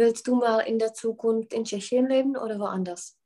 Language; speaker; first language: German; non-native, fluent; Czech